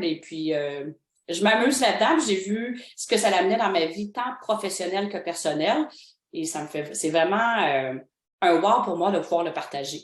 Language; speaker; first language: French; native; French